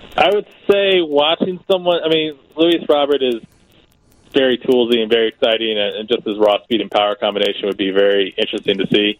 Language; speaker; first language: English; native; English